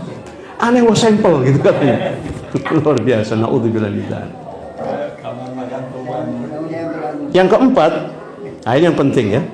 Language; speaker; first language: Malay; non-native, local second language; Javanese